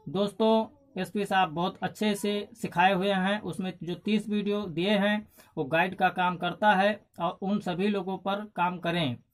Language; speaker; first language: Hindi; native; Hindi